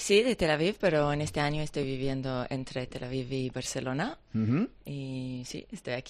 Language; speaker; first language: Spanish; non-native, learner; Hebrew